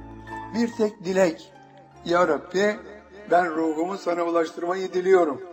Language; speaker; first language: Turkish; native; Turkish